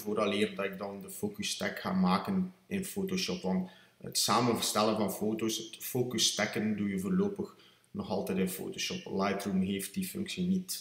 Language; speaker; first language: Dutch; native; Dutch